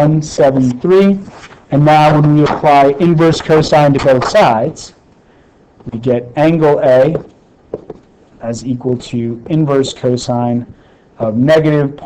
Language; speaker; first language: English; native; English